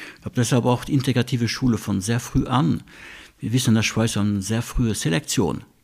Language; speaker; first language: German; non-native, local second language; Luxembourgish